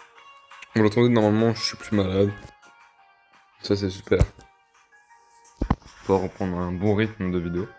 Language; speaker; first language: French; native; French